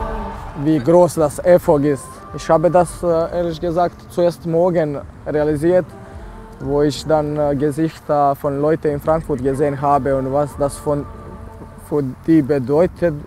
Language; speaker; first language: German; non-native, fluent; Serbian